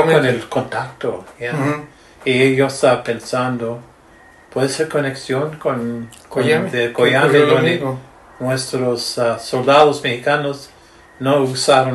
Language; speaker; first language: Spanish; early bilingual, heritage; Spanish